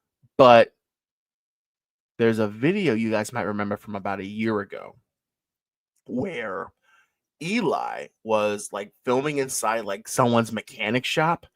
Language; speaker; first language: English; native; English